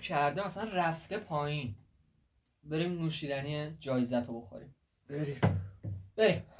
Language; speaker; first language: Persian; native; Persian